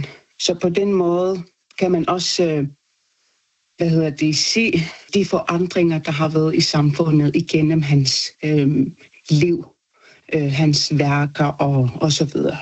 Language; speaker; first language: Danish; non-native, local second language; Kalaallisut